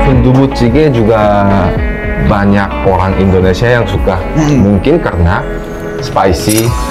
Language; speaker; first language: Indonesian; non-native, fluent; Korean